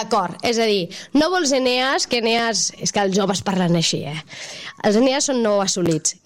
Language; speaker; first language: Catalan; native; Catalan